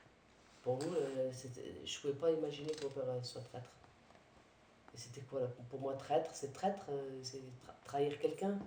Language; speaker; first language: French; early bilingual, other home language; Arabic